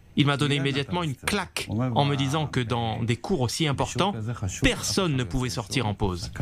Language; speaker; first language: French; non-native, fluent; Arabic